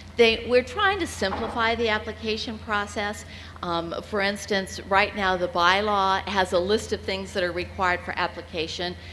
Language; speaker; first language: English; native; English